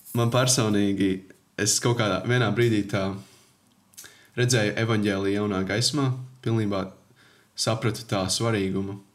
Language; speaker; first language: Latvian; native; Latvian